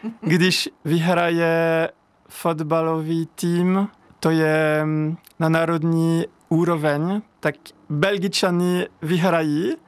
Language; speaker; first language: Czech; non-native, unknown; French